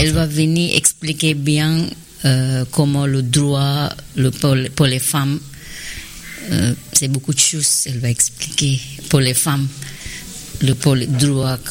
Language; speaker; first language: French; non-native, learner; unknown